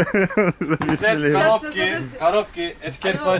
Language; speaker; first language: Russian; non-native, learner; Turkish